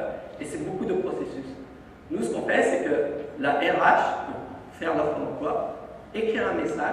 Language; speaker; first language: French; native; French